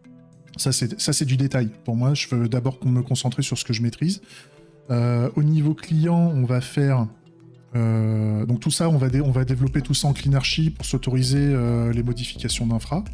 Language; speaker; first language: French; native; French